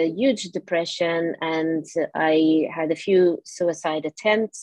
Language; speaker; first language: English; non-native, fluent; Portuguese